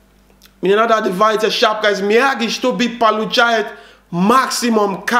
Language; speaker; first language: Russian; non-native, learner; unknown